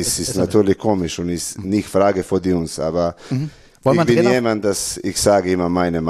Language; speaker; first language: German; non-native, learner; Serbian